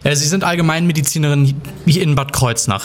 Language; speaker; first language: German; native; German